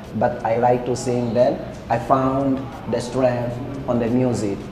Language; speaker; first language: English; non-native, fluent; Portuguese